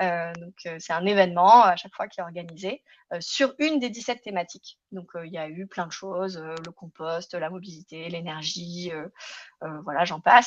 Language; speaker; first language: French; native; French